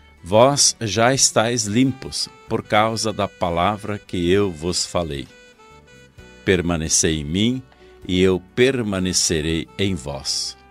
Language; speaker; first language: Portuguese; native; Portuguese